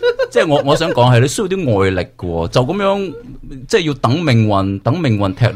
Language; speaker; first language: Cantonese; native; Cantonese